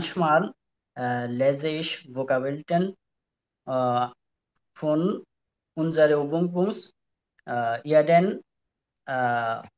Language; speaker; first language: German; non-native, learner; Bangla